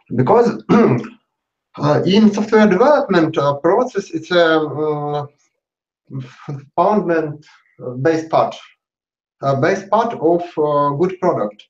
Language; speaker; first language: English; non-native, learner; Russian